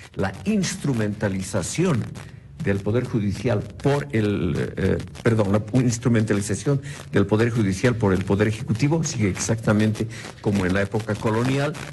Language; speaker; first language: Spanish; native; Spanish